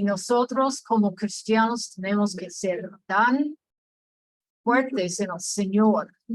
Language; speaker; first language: Spanish; non-native, fluent; English